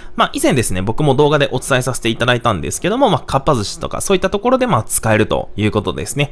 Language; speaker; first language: Japanese; native; Japanese